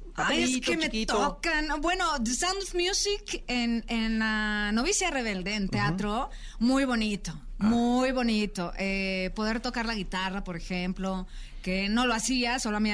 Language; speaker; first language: Spanish; native; Spanish